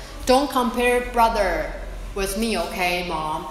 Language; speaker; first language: English; non-native, fluent; Chinese